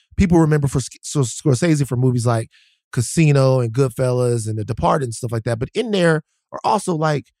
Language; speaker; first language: English; native; English